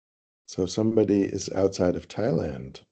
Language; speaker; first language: English; non-native, fluent; Thai